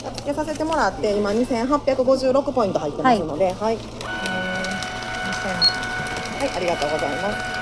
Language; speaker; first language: Japanese; native; Japanese